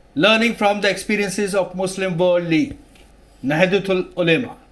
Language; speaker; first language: English; non-native, local second language; Urdu